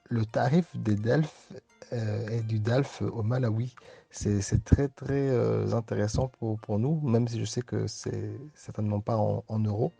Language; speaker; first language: French; native; French